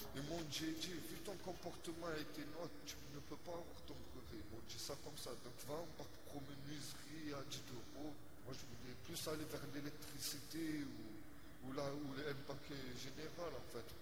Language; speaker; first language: French; native; French